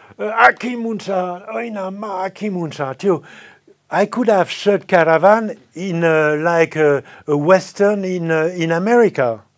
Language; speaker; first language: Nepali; non-native, fluent; French